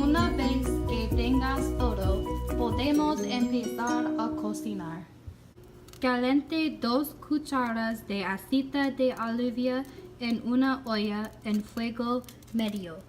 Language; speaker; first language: Spanish; non-native, learner; English